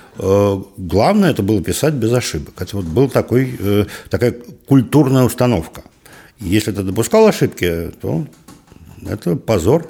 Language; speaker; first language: Russian; native; Russian